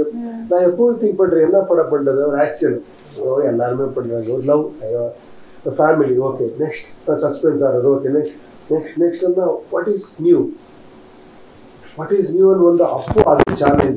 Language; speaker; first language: Tamil; non-native, learner; Kannada